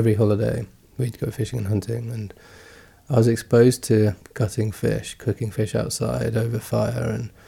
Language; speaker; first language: English; early bilingual, other home language; Gujarati